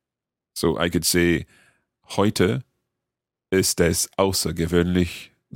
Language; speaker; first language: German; non-native, learner; English